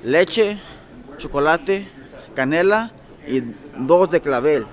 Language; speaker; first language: Spanish; early bilingual, other home language; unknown